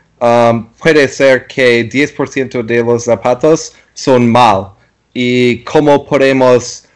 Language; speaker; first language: Spanish; non-native, learner; English